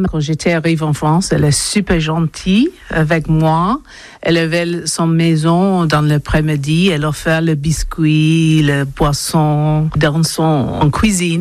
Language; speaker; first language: French; non-native, learner; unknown